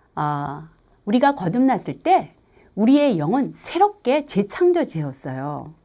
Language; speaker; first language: Korean; native; Korean